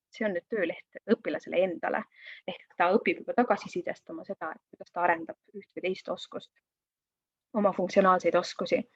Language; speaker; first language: Estonian; native; Estonian